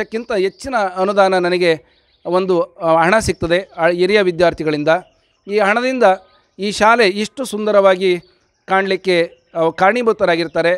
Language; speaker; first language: Kannada; native; Kannada